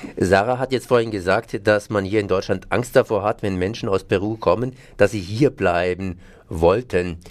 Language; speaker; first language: German; native; German